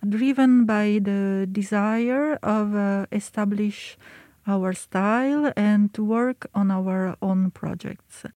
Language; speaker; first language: English; non-native, fluent; Italian